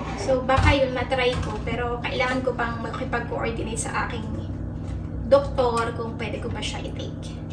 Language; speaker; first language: Filipino; native; Filipino